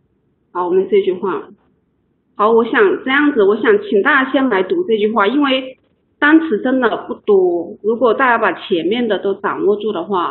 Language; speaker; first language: Chinese; native; Chinese